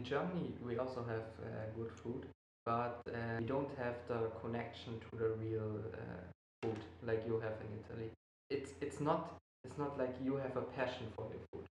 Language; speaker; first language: English; non-native, fluent; German